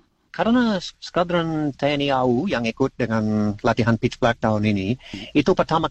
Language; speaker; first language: Indonesian; non-native, learner; English